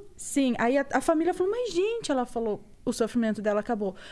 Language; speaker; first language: Portuguese; native; Portuguese